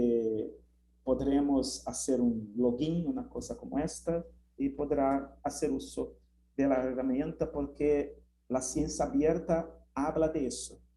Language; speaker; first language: Spanish; non-native, fluent; Portuguese